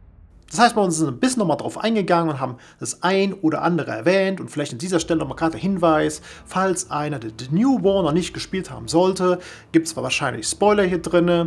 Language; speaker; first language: German; native; German